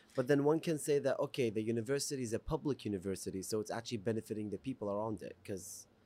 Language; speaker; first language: English; non-native, fluent; Arabic